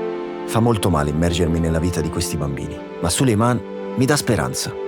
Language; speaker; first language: Italian; native; Italian